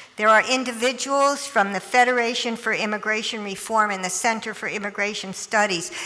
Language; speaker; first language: English; native; English